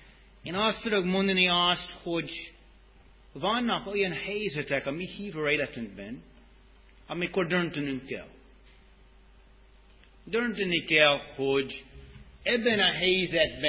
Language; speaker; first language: Hungarian; non-native, fluent; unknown